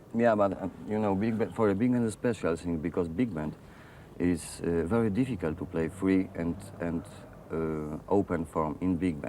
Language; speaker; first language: English; non-native, fluent; Polish